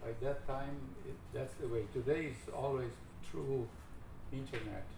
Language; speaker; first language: English; non-native, learner; Portuguese